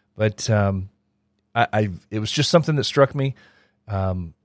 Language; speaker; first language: English; native; English